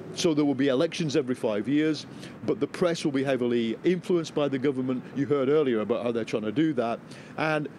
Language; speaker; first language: English; native; English